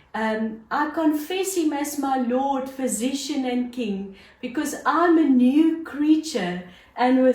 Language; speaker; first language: English; non-native, local second language; Afrikaans